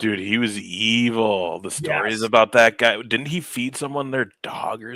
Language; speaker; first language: English; native; English